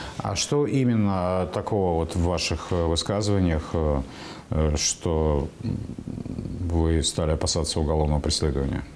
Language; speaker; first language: Russian; native; Russian